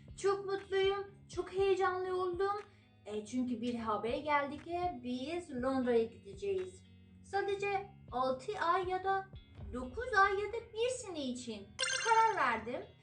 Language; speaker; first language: Turkish; non-native, fluent; Persian